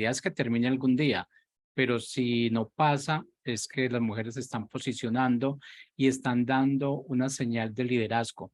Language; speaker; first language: Spanish; native; Spanish